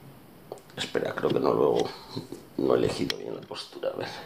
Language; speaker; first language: Spanish; native; Spanish